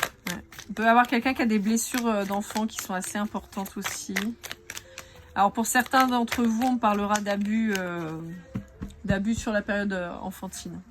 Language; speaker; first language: French; native; French